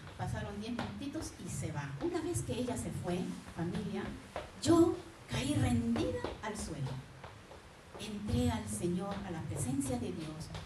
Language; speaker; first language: Spanish; native; Spanish